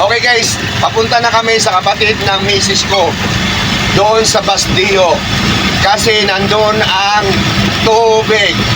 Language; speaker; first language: Filipino; non-native, local second language; Cebuano